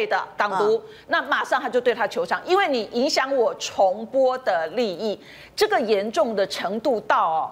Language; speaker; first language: Chinese; native; Chinese